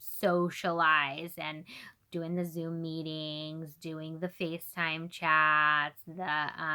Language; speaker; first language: English; native; English